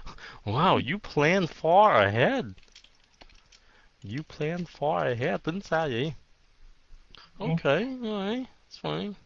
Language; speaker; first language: English; early bilingual, heritage; Vietnamese